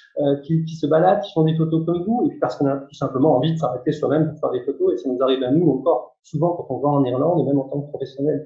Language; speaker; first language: French; native; French